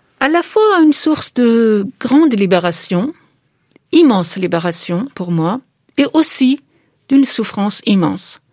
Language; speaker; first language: French; non-native, fluent; Persian